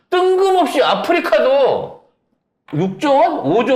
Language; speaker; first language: Korean; native; Korean